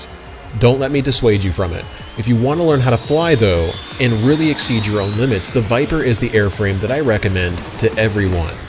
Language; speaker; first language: English; native; English